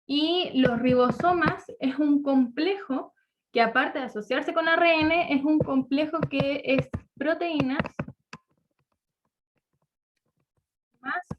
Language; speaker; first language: Spanish; native; Spanish